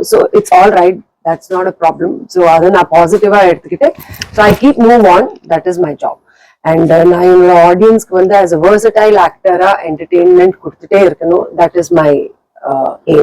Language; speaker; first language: Tamil; non-native, fluent; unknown